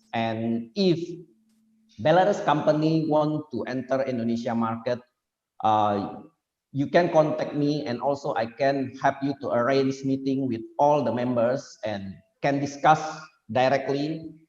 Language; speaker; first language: English; non-native, fluent; Indonesian